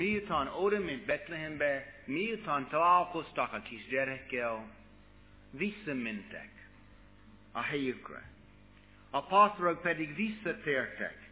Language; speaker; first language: Hungarian; non-native, fluent; English